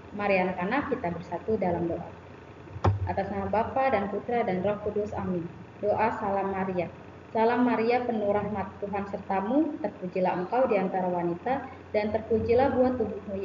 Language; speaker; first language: Indonesian; native; Indonesian